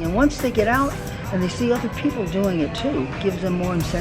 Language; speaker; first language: English; native; English